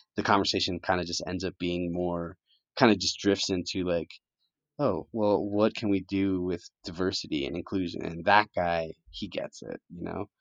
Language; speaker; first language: English; early bilingual, other home language; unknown